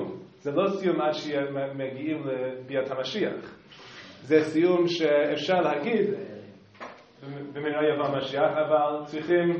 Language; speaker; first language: Hebrew; non-native, fluent; English